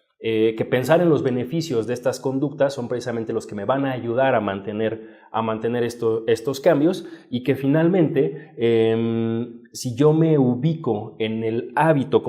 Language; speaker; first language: Spanish; native; Spanish